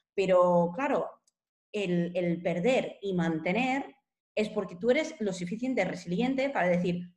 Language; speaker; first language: Spanish; non-native, fluent; English